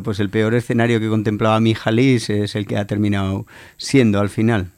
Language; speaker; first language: Spanish; native; Spanish